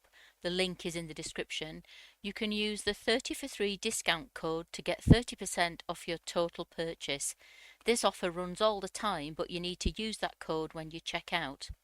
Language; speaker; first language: English; native; English